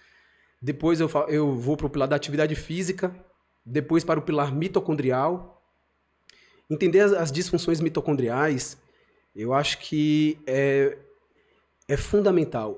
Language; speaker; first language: Portuguese; native; Portuguese